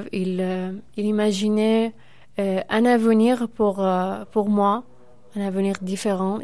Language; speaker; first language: French; non-native, fluent; Persian